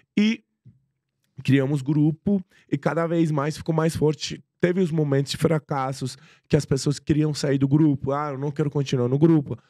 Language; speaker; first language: Portuguese; non-native, fluent; Persian